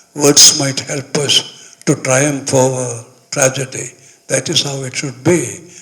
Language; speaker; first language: English; non-native, local second language; Malayalam